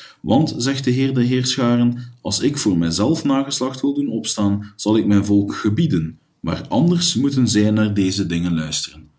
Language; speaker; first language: Dutch; native; Dutch